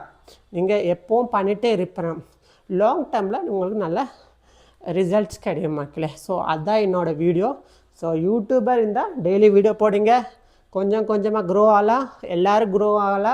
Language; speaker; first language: Tamil; non-native, local second language; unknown